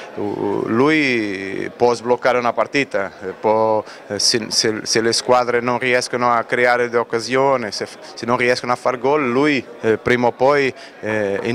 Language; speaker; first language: Italian; non-native, fluent; Portuguese